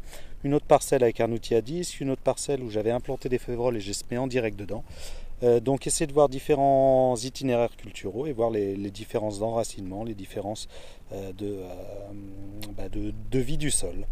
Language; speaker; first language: French; native; French